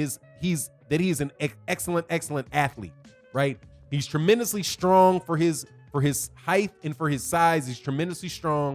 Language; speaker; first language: English; native; English